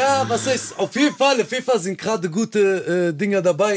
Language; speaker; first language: German; early bilingual, other home language; Kurdish